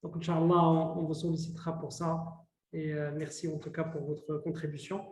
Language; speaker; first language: French; non-native, local second language; Arabic